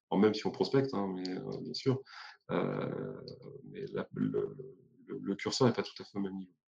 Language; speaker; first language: French; native; French